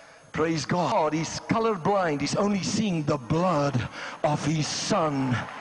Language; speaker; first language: English; non-native, local second language; Afrikaans